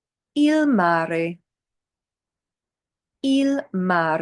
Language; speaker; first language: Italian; non-native, fluent; English